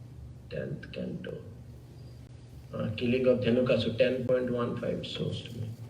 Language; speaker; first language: English; non-native, local second language; Bangla